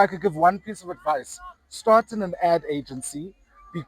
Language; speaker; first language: English; non-native, local second language; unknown